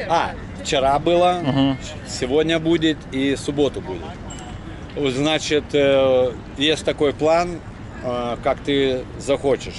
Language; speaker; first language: Russian; non-native, local second language; Lithuanian